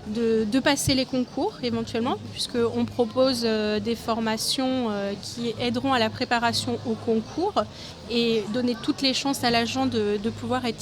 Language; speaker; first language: French; native; French